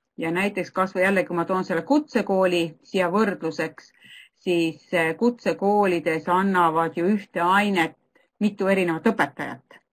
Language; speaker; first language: Estonian; native; Estonian